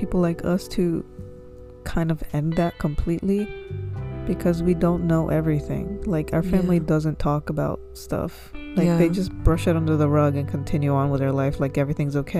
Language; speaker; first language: English; native; English